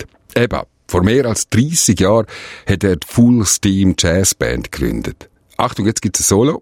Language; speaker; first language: German; native; German